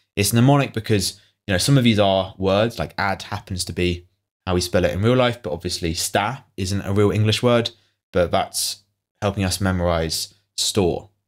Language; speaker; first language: English; native; English